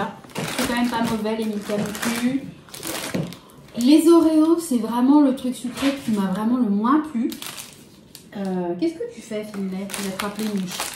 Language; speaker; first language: French; native; French